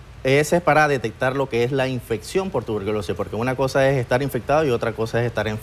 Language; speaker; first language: Spanish; native; Spanish